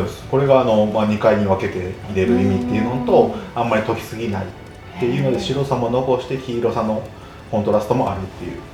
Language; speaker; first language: Japanese; native; Japanese